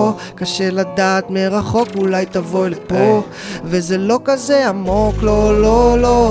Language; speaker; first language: Hebrew; native; Hebrew